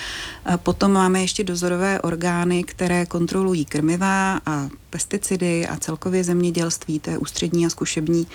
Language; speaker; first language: Czech; native; Czech